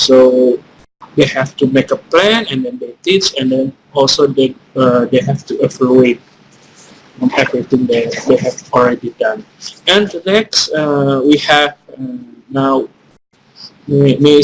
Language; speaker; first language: English; non-native, fluent; Indonesian